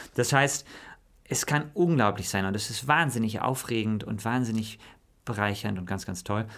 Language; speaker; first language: German; native; German